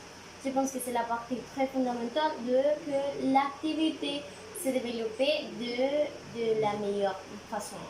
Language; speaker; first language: French; non-native, learner; Spanish